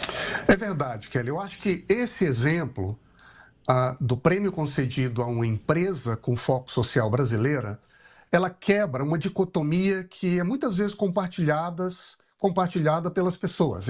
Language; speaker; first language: Portuguese; native; Portuguese